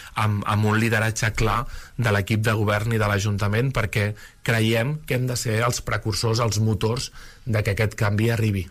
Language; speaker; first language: Catalan; native; Catalan